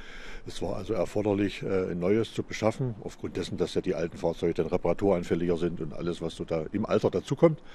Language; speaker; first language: German; native; German